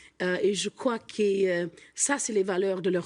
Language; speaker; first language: French; non-native, fluent; English